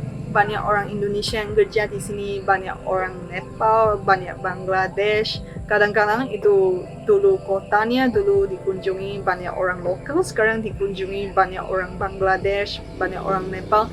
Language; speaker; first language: Indonesian; non-native, fluent; Chinese